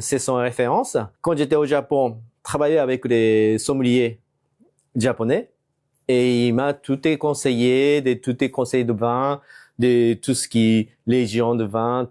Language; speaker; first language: French; non-native, fluent; Japanese